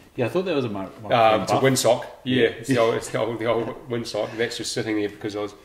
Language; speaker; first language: English; native; English